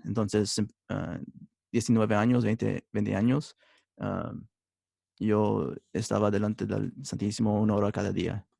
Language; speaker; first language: Spanish; early bilingual, heritage; Spanish